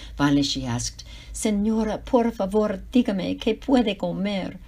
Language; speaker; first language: Spanish; non-native, fluent; English